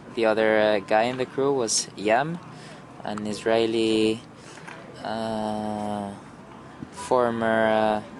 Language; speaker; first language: English; non-native, fluent; Spanish